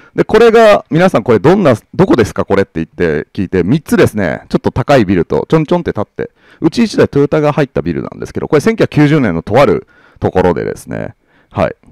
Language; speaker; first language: Japanese; native; Japanese